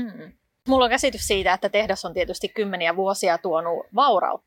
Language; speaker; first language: Finnish; native; Finnish